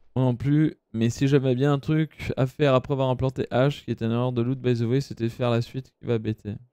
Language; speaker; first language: French; early bilingual, other home language; Italian